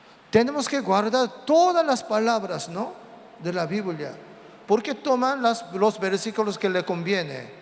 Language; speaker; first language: Spanish; non-native, learner; Korean